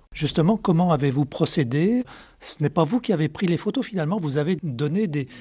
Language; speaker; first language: French; non-native, fluent; Arabic